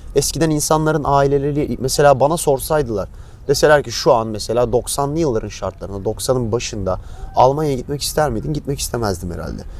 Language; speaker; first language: Turkish; native; Turkish